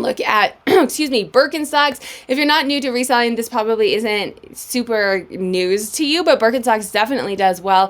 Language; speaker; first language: English; native; English